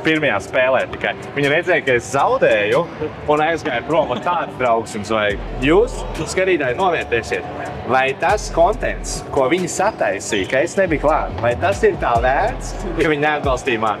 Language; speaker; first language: Latvian; native; Latvian